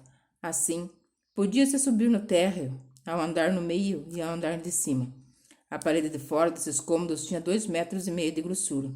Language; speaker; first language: Portuguese; native; Portuguese